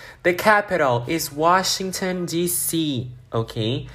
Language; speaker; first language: English; non-native, fluent; Portuguese